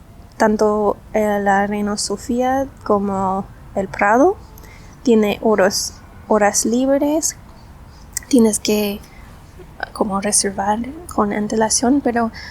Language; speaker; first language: Spanish; non-native, fluent; English